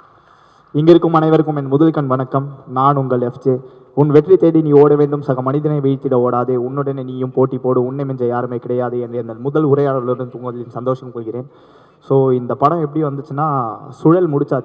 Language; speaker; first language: Tamil; native; Tamil